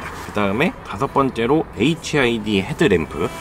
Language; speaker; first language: Korean; native; Korean